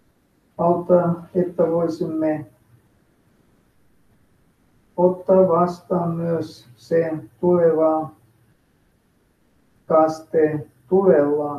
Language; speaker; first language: Finnish; non-native, fluent; Russian